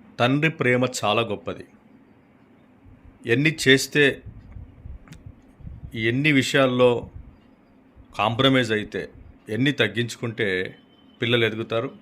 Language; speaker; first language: Telugu; native; Telugu